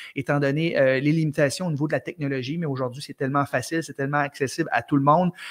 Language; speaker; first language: French; native; French